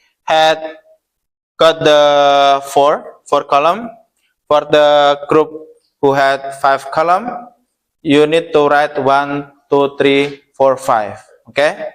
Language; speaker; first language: English; non-native, learner; Indonesian